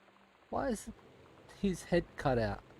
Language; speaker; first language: English; native; English